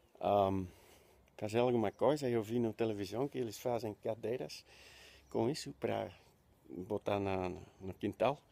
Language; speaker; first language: Portuguese; non-native, learner; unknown